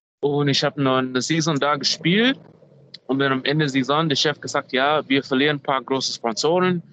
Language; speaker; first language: German; non-native, fluent; English